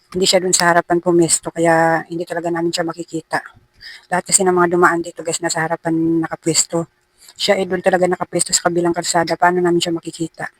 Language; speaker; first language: Filipino; non-native, local second language; Cebuano